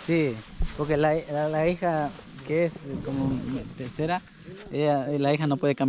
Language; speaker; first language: Spanish; non-native, local second language; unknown